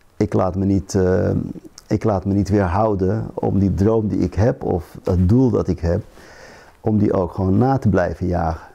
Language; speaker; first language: Dutch; early bilingual, other home language; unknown